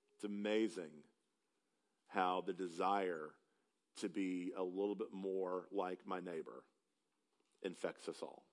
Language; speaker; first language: English; native; English